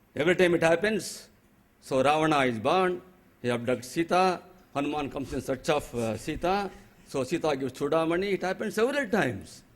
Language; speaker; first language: English; non-native, local second language; Telugu